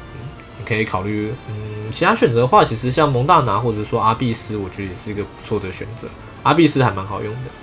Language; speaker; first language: Chinese; native; Chinese